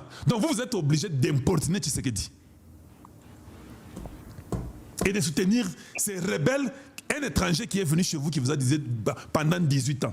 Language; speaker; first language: French; non-native, local second language; Lingala